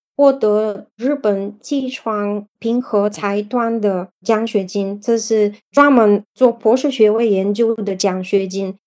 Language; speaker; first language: Chinese; non-native, fluent; Bulgarian